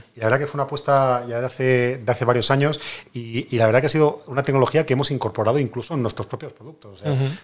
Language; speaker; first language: Spanish; native; Spanish